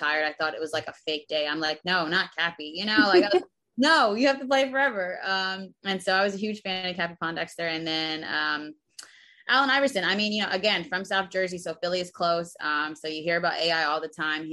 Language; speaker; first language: English; native; English